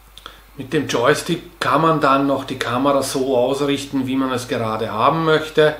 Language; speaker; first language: German; native; German